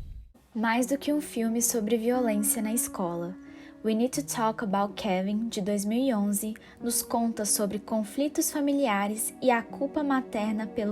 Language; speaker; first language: Portuguese; native; Portuguese